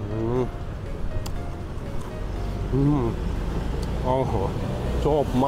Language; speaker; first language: Thai; non-native, learner; Japanese